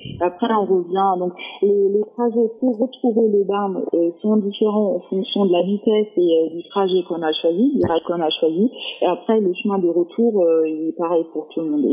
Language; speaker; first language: French; non-native, fluent; German